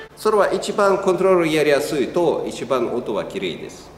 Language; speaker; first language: Japanese; non-native, learner; Russian